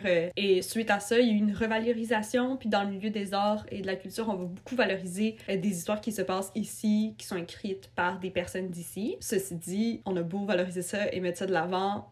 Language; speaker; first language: French; early bilingual, other home language; Russian